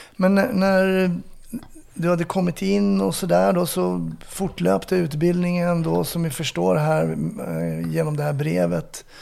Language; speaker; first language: Swedish; native; Swedish